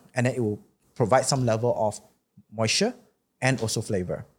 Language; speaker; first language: English; non-native, local second language; Chinese